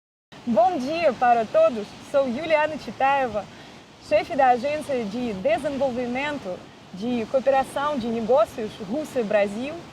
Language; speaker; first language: Portuguese; non-native, fluent; Russian